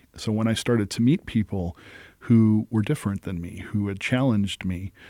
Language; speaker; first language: English; early bilingual, other home language; Italian